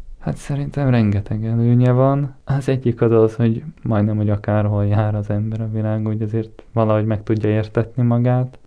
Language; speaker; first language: Hungarian; early bilingual, heritage; Hungarian